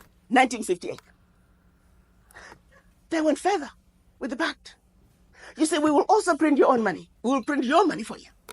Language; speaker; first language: English; non-native, local second language; Shona